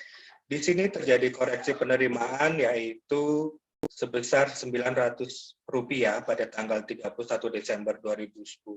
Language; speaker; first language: Indonesian; native; Indonesian